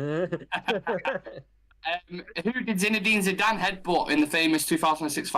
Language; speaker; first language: English; native; English